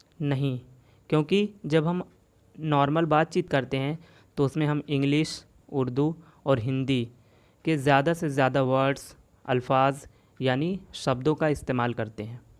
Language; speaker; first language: Hindi; native; Hindi